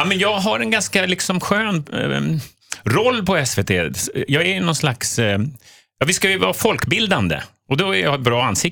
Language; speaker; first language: Swedish; native; Swedish